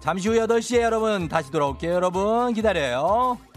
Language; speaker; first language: Korean; native; Korean